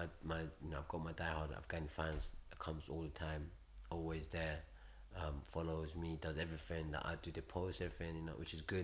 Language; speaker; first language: English; early bilingual, other home language; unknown